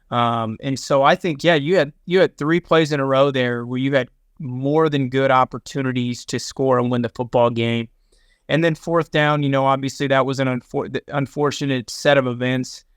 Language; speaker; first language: English; native; English